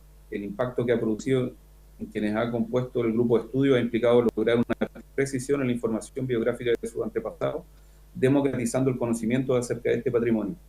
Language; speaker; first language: Spanish; native; Spanish